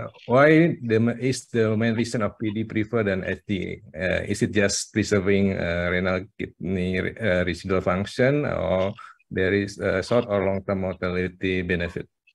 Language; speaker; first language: English; non-native, fluent; Indonesian